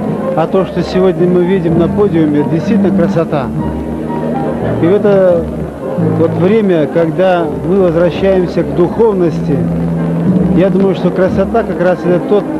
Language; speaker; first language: Russian; native; Russian